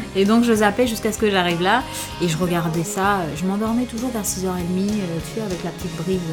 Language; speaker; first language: French; non-native, local second language; Fula